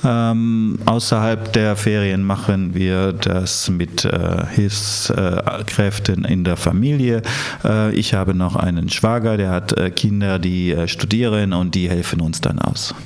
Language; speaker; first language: German; early bilingual, other home language; Italian